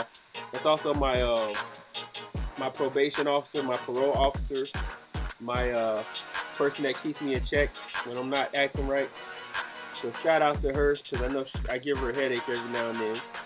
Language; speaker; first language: English; native; English